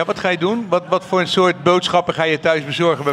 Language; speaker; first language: Dutch; native; Dutch